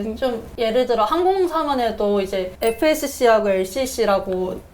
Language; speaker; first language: Korean; native; Korean